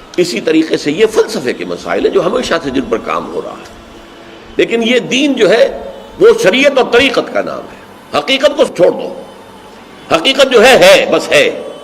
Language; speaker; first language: Urdu; native; Urdu